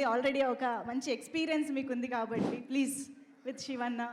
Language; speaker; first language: Telugu; native; Telugu